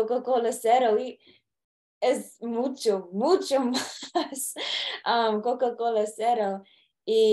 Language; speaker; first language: Spanish; non-native, learner; English